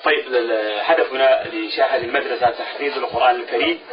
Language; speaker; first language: Arabic; non-native, fluent; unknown